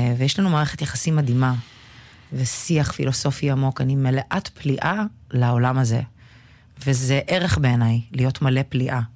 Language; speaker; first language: Hebrew; early bilingual, other home language; Russian